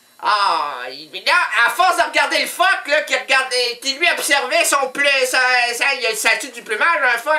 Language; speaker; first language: French; native; French